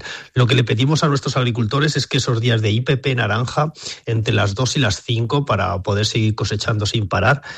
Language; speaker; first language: Spanish; native; Spanish